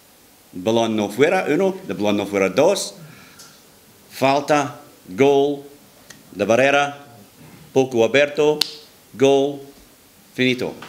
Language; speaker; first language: Spanish; non-native, learner; English